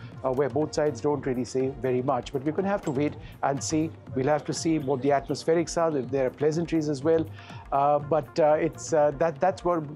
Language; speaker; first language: English; non-native, local second language; Bangla